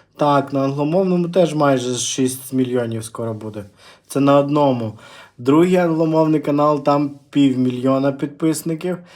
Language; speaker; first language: Ukrainian; non-native, local second language; Russian